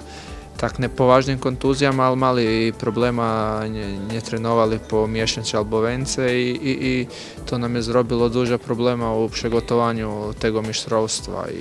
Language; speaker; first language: Polish; non-native, learner; Croatian